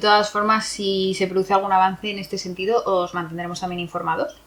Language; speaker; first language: Spanish; native; Spanish